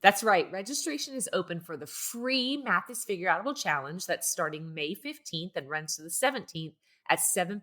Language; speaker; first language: English; native; English